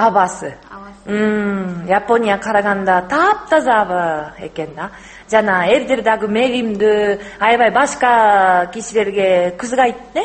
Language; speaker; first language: Kyrgyz; non-native, learner; Japanese